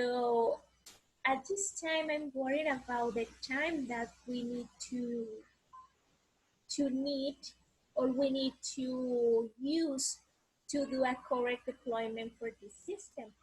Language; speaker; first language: English; non-native, learner; Spanish